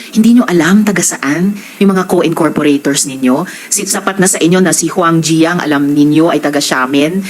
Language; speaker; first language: Filipino; native; Filipino